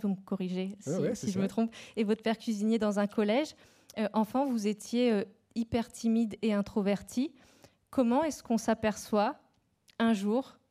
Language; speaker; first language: French; native; French